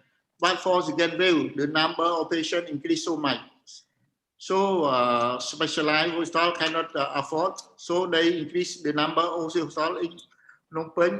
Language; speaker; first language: English; non-native, learner; Khmer